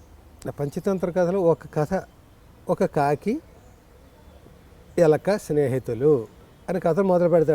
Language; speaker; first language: Telugu; native; Telugu